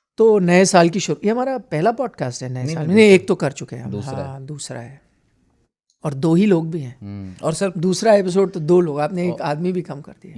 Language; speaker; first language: Hindi; non-native, local second language; Punjabi